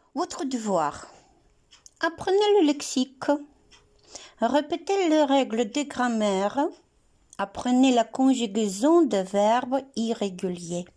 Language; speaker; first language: French; non-native, fluent; Ukrainian